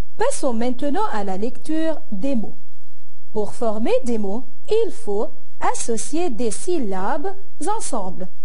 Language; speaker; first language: French; non-native, local second language; Arabic